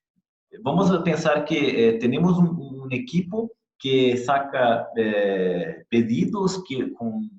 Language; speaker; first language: Spanish; non-native, fluent; Portuguese